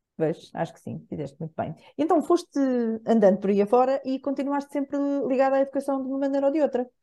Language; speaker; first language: Portuguese; native; Portuguese